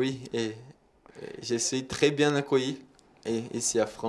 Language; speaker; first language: French; non-native, learner; Portuguese